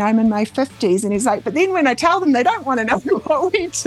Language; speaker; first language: English; native; English